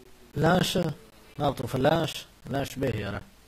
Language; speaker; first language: Arabic; native; Arabic